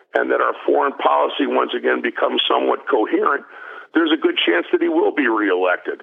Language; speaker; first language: English; early bilingual, other home language; German